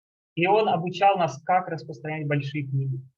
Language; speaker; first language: Russian; native; Russian